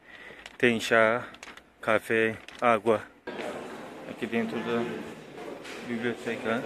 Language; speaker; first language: Portuguese; non-native, learner; Turkish